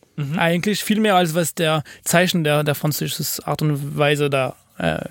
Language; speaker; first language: German; non-native, fluent; French